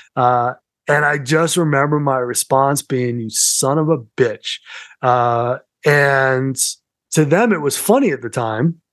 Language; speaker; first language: English; native; English